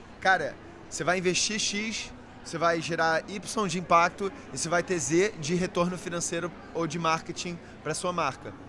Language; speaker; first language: Portuguese; early bilingual, heritage; Portuguese